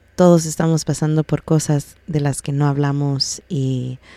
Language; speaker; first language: Spanish; early bilingual, heritage; Spanish